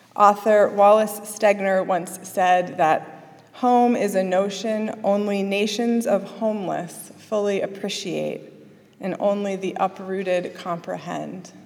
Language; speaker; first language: English; native; English